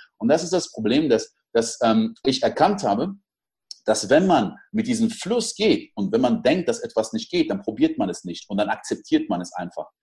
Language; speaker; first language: German; early bilingual, other home language; French